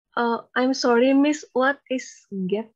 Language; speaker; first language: English; non-native, learner; Indonesian